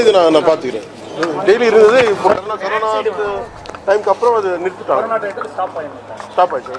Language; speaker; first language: Tamil; non-native, learner; Telugu